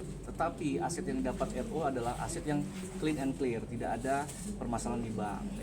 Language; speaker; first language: Indonesian; native; Indonesian